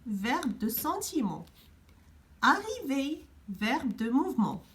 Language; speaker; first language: French; non-native, local second language; Arabic